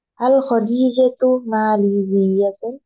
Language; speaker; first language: Arabic; non-native, learner; Indonesian